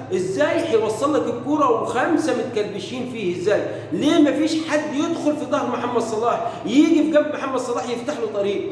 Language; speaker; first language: Arabic; native; Arabic